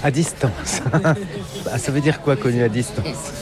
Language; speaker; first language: French; native; French